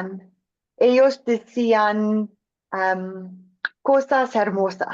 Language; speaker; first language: Spanish; non-native, learner; English